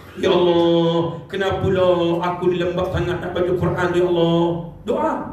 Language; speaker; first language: Malay; non-native, local second language; Tamil